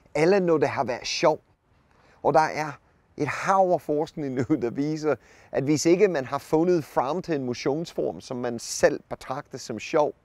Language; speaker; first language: Danish; non-native, fluent; English